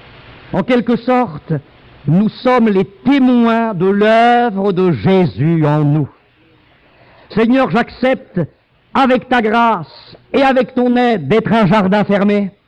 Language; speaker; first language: French; native; French